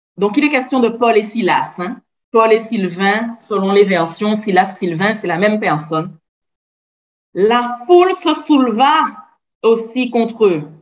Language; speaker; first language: French; native; French